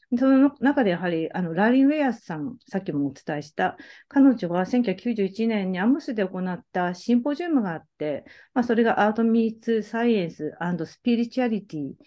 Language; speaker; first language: Japanese; native; Japanese